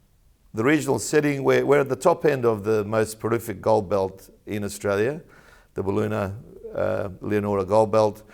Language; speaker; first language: English; native; English